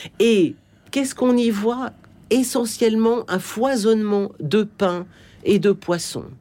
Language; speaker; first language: French; native; French